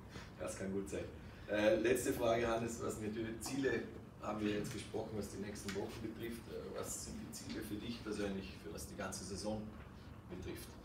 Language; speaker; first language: German; native; German